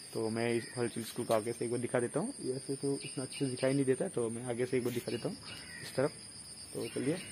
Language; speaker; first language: Hindi; non-native, local second language; Bangla